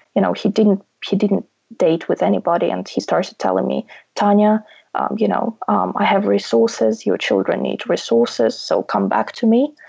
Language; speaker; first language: English; non-native, fluent; Russian